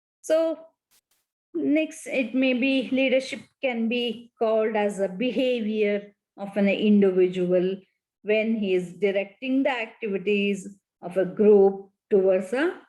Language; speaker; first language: English; non-native, local second language; Kannada